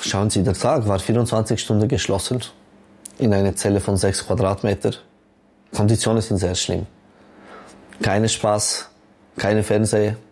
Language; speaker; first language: German; non-native, local second language; French